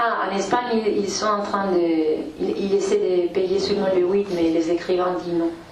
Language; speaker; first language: French; non-native, fluent; Spanish